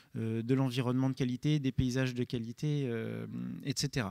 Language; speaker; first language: French; native; French